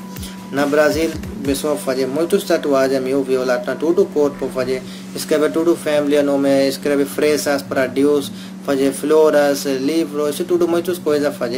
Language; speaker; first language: Portuguese; non-native, learner; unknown